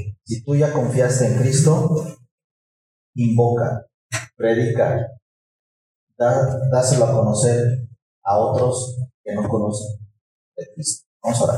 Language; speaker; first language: Spanish; native; Spanish